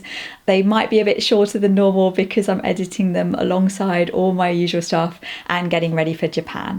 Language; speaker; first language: English; native; English